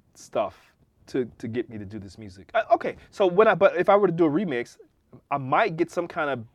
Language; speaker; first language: English; native; English